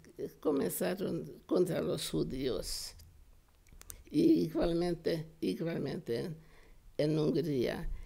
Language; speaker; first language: Spanish; non-native, fluent; Hungarian